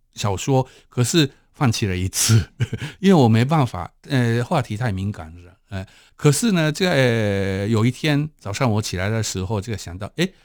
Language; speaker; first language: Chinese; non-native, fluent; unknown